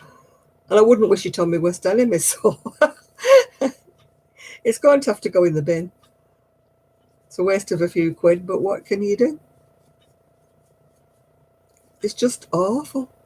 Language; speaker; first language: English; native; English